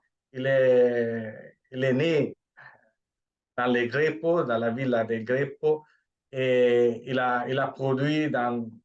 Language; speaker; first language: French; non-native, fluent; Italian